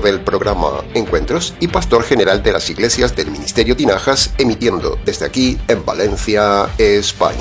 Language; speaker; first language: Spanish; native; Spanish